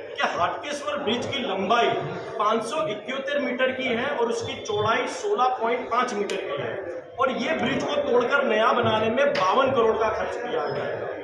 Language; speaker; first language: Hindi; non-native, local second language; Gujarati